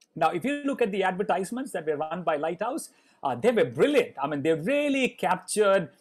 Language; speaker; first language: English; non-native, local second language; Malayalam